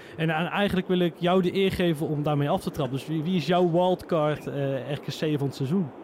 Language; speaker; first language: Dutch; native; Dutch